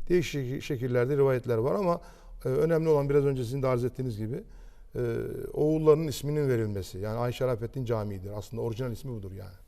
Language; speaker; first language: Turkish; native; Turkish